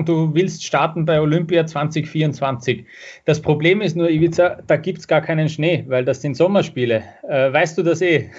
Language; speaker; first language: German; native; German